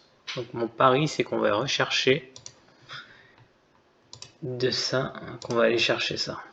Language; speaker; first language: French; native; French